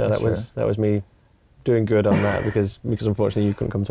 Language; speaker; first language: English; native; English